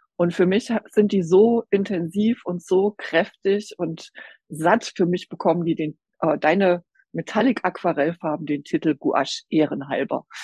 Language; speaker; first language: German; native; German